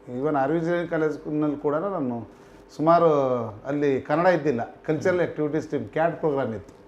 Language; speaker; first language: Kannada; native; Kannada